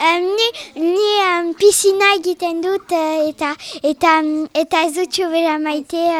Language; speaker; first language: Basque; non-native, local second language; French